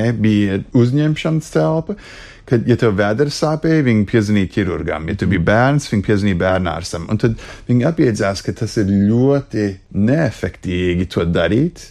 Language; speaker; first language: Latvian; early bilingual, heritage; Latvian